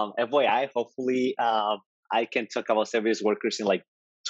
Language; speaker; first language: English; non-native, fluent; Spanish